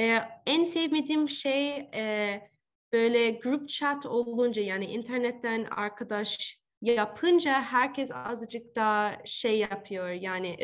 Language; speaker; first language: Turkish; early bilingual, heritage; Turkish